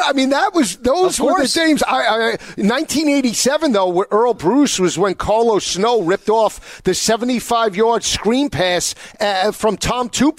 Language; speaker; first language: English; native; English